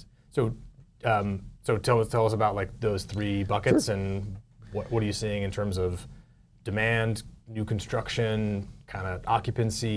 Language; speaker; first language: English; native; English